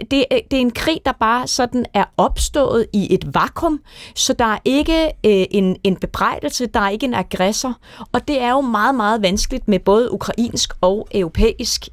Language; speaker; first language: Danish; native; Danish